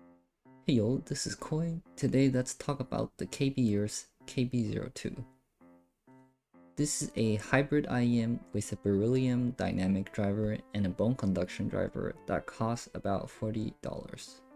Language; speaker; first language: English; non-native, fluent; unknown